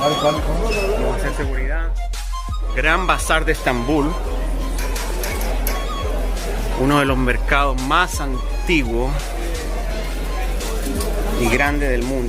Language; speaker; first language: Spanish; native; Spanish